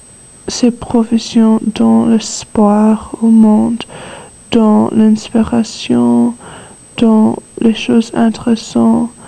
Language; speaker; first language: French; non-native, learner; English